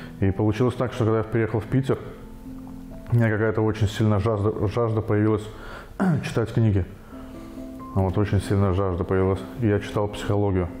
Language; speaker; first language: Russian; native; Russian